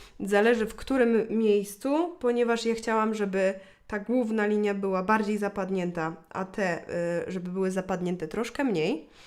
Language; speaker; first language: Polish; native; Polish